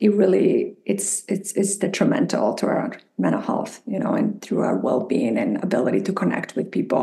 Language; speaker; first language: English; non-native, fluent; Spanish